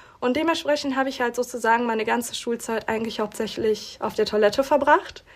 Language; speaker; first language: German; early bilingual, other home language; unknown